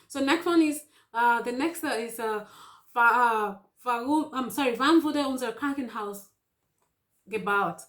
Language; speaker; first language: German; non-native, learner; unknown